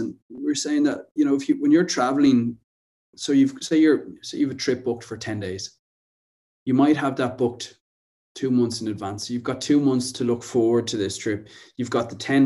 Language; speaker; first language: English; native; English